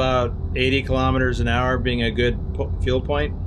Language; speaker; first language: English; native; English